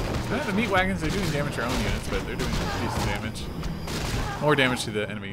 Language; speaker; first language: English; native; English